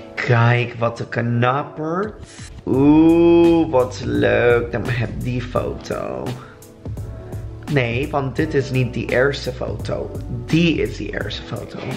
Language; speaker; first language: Dutch; non-native, learner; English